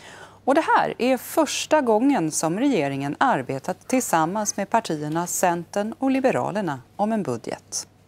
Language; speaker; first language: Swedish; native; Swedish